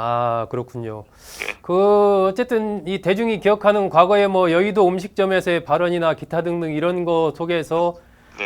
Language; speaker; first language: Korean; native; Korean